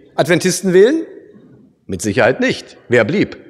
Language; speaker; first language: German; native; German